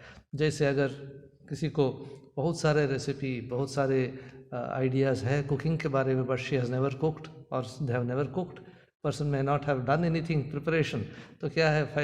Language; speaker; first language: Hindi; non-native, local second language; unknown